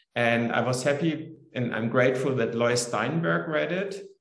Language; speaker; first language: English; non-native, fluent; German